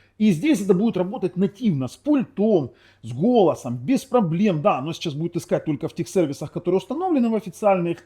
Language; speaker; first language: Russian; non-native, local second language; Ukrainian